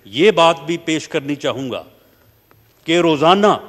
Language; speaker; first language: Urdu; native; Urdu